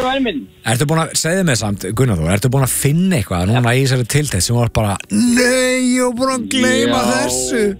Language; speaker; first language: Icelandic; native; Icelandic